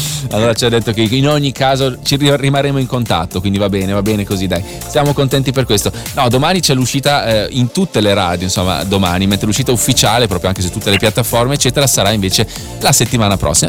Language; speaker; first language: Italian; native; Italian